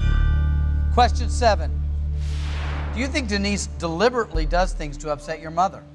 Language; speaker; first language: English; native; English